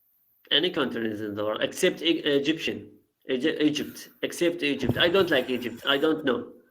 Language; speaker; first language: English; non-native, learner; Arabic